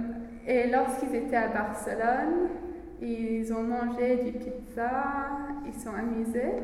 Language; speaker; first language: French; non-native, learner; English